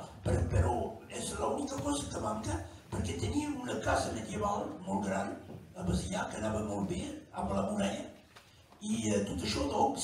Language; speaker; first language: Catalan; non-native, local second language; French